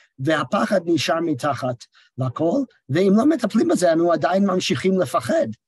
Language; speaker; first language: Hebrew; non-native, fluent; English